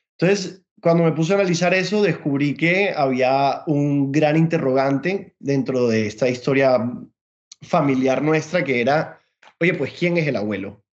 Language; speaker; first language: Spanish; native; Spanish